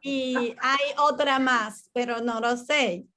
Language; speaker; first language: Spanish; non-native, learner; Chinese